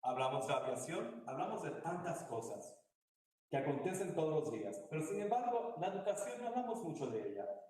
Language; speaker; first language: Spanish; early bilingual, heritage; Spanish